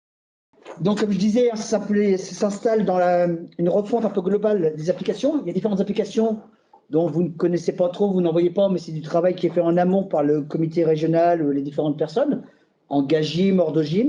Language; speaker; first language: French; native; French